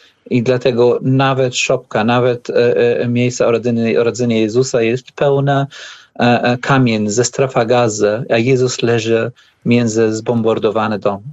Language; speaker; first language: Polish; non-native, learner; Arabic